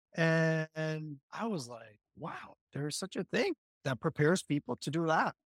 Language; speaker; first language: English; non-native, fluent; Spanish